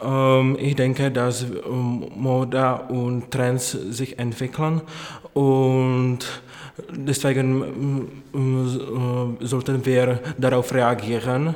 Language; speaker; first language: German; non-native, learner; Czech